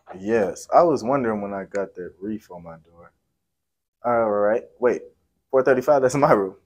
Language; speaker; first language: English; native; English